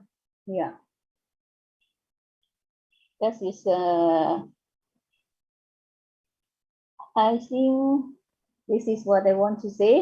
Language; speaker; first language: English; non-native, fluent; Thai